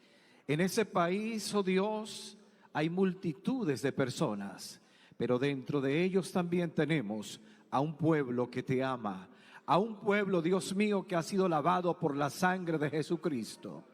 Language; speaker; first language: Spanish; native; Spanish